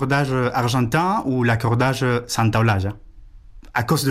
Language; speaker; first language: French; non-native, fluent; Spanish